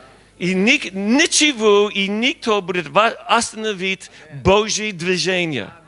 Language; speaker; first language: Russian; non-native, learner; English